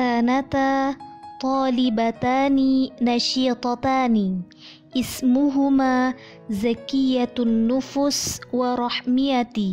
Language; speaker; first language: Arabic; non-native, learner; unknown